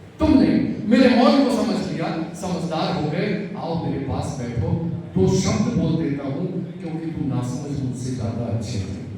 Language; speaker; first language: Hindi; native; Hindi